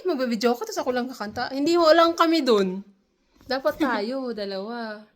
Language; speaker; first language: Filipino; non-native, local second language; Cebuano